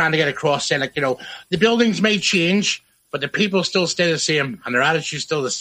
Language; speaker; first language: English; native; English